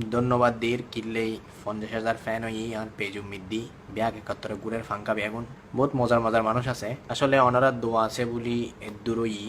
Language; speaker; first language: Bangla; native; Bangla